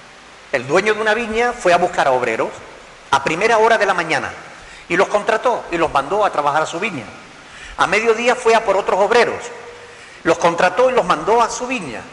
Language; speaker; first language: Spanish; native; Spanish